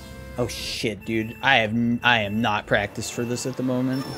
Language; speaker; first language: English; native; English